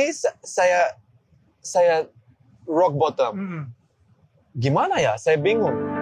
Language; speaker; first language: Indonesian; non-native, learner; Dutch